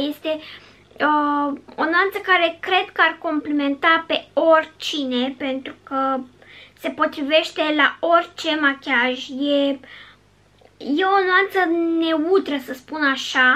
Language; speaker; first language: Romanian; native; Romanian